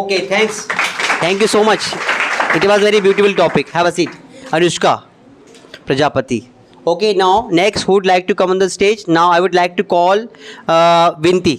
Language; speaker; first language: English; non-native, fluent; Hindi